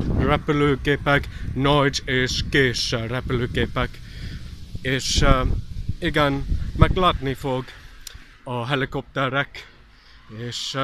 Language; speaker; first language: Hungarian; non-native, learner; English